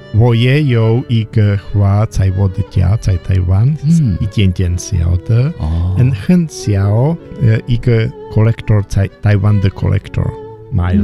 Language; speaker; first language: Chinese; non-native, learner; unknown